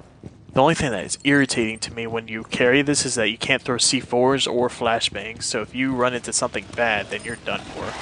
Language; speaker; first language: English; native; English